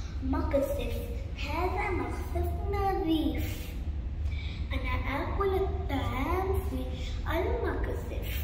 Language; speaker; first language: Arabic; non-native, learner; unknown